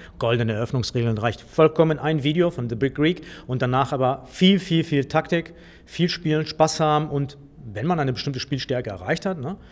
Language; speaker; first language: German; native; German